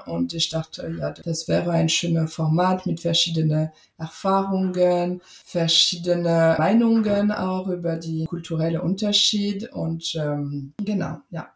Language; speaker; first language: German; non-native, fluent; French